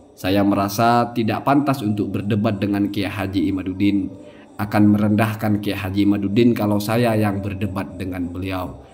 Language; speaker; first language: Indonesian; non-native, local second language; Madurese